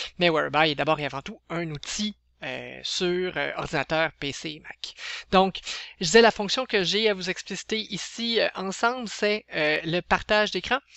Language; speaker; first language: French; native; French